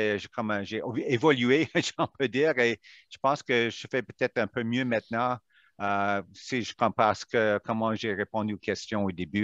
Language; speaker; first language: French; non-native, local second language; English